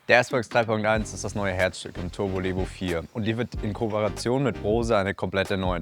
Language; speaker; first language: German; native; German